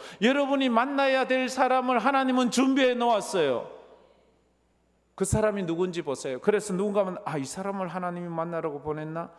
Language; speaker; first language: Korean; native; Korean